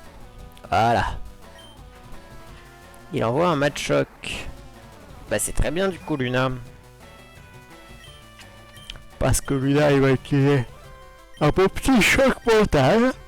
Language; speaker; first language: French; native; French